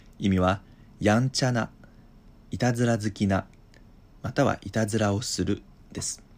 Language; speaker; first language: Japanese; non-native, fluent; Chinese